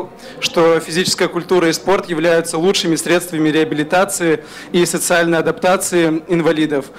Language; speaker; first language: Russian; native; Russian